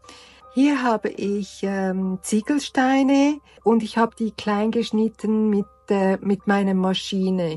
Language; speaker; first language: German; non-native, learner; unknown